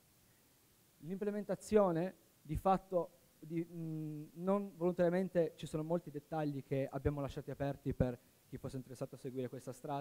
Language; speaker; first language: Italian; native; Italian